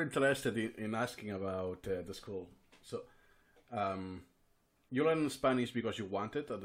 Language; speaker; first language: English; non-native, fluent; Spanish